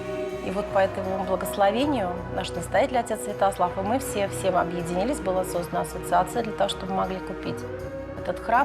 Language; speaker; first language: Russian; native; Russian